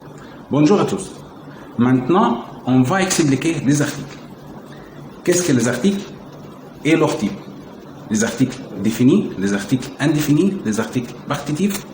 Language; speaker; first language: French; non-native, fluent; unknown